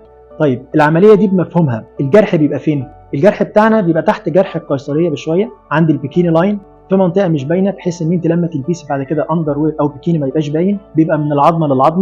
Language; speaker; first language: Arabic; native; Arabic